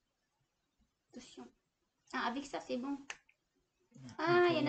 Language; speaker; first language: French; non-native, learner; Spanish